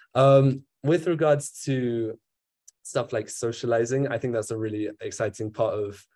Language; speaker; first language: English; native; English